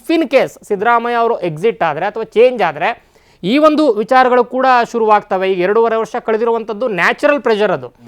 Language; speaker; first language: Kannada; native; Kannada